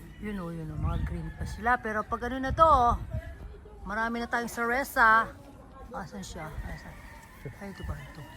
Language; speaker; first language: Filipino; non-native, local second language; Pampanga